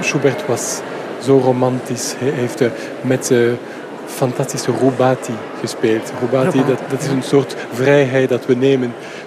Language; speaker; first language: Dutch; non-native, local second language; French